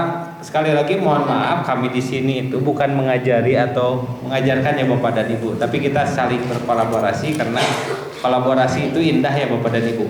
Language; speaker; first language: Indonesian; native; Indonesian